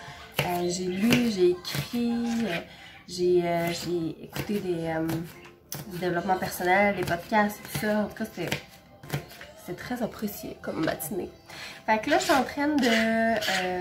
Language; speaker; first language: French; native; French